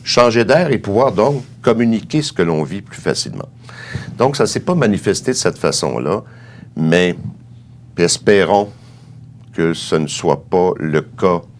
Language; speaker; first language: French; native; French